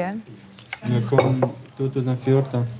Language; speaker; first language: Swedish; non-native, learner; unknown